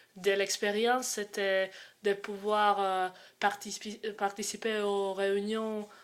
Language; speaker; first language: French; non-native, fluent; Croatian